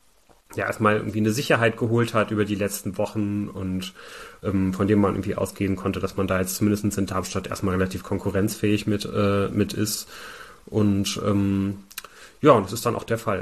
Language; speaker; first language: German; native; German